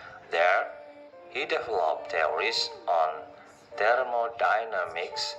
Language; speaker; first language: English; non-native, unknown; Indonesian